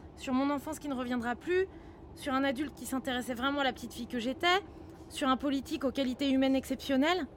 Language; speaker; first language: French; native; French